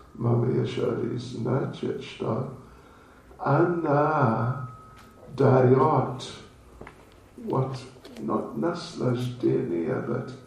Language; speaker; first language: Russian; non-native, learner; English